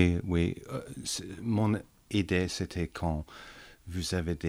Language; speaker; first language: French; non-native, learner; English